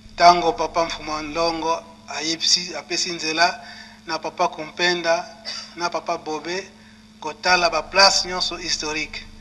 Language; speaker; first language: Lingala; non-native, local second language; Kongo